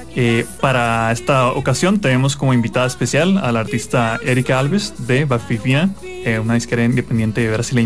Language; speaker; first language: Spanish; native; Spanish